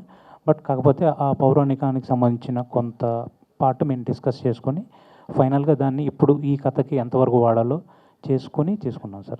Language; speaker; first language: Telugu; native; Telugu